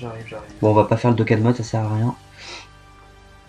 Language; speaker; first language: French; native; French